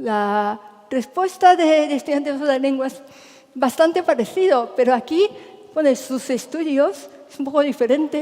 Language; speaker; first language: Spanish; non-native, fluent; Japanese